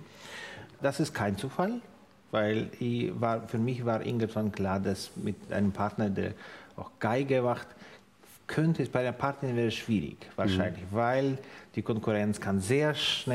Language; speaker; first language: German; non-native, fluent; Ukrainian